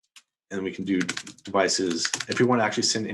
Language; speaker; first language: English; native; English